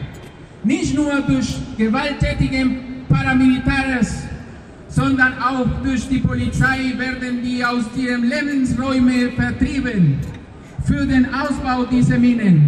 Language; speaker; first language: German; non-native, fluent; Spanish